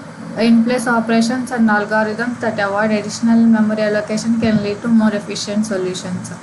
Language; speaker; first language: English; non-native, local second language; Telugu